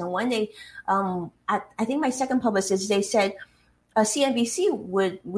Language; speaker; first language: English; early bilingual, other home language; Chinese